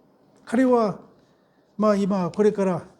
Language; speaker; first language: Japanese; non-native, fluent; Korean